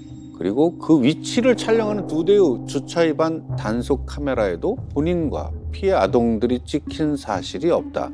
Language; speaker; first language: Korean; native; Korean